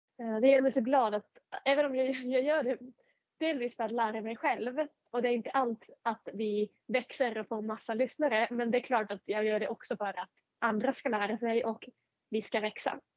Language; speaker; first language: Swedish; non-native, fluent; Finnish